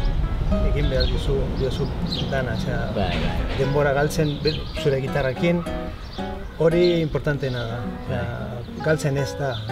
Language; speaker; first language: Basque; non-native, learner; Spanish